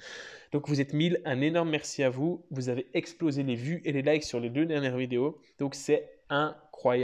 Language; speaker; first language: French; native; French